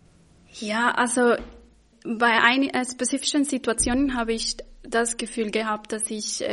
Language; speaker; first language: German; non-native, fluent; Spanish